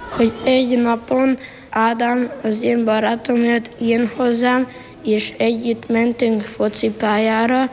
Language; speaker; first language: Hungarian; non-native, local second language; Slovenian